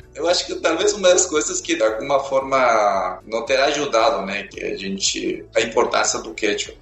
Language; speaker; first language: Portuguese; non-native, fluent; Spanish